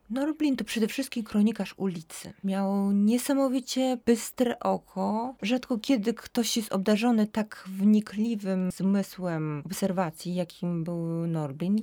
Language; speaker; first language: Polish; native; Polish